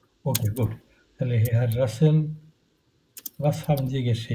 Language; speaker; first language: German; non-native, fluent; Bangla